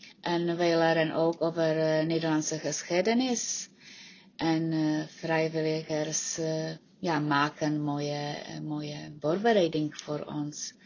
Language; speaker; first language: Dutch; non-native, learner; Czech